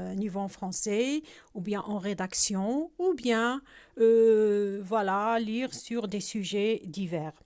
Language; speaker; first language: French; non-native, local second language; Arabic